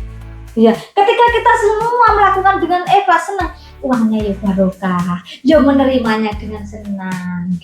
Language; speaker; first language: Indonesian; non-native, local second language; Javanese